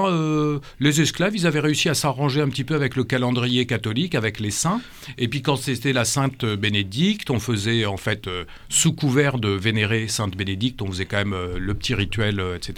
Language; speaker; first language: French; native; French